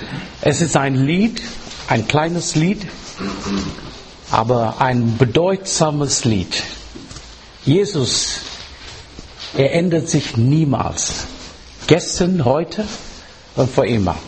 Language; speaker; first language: German; non-native, fluent; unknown